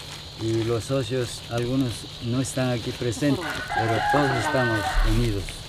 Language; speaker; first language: Spanish; non-native, local second language; Quechua